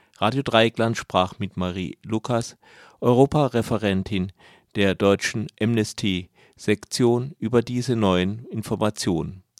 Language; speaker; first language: German; native; German